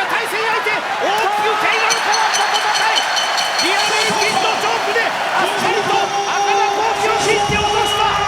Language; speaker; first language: Japanese; native; Japanese